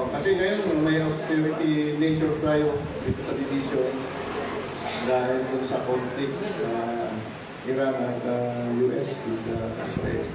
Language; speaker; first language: Filipino; non-native, local second language; Iloko